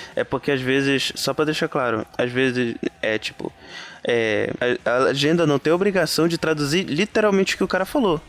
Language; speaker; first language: Portuguese; native; Portuguese